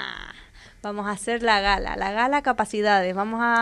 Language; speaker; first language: Spanish; native; Spanish